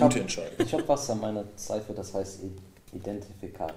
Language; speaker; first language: German; non-native, fluent; English